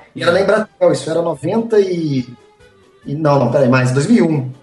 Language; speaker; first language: Portuguese; native; Portuguese